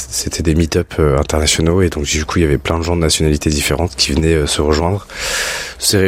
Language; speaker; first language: French; native; French